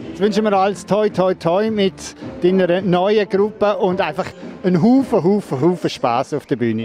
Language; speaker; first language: German; native; German